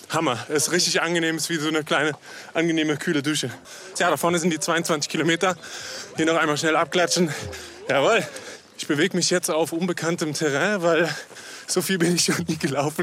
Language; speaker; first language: German; native; German